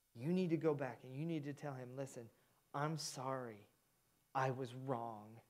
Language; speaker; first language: English; native; English